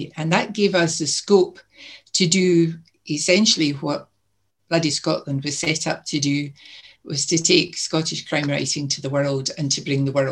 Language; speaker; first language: English; native; English